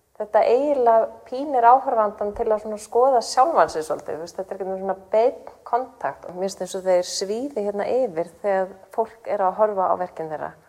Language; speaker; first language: Icelandic; native; Icelandic